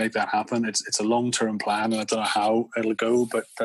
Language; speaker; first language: English; native; English